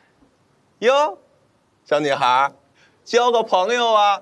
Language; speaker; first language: Chinese; native; Chinese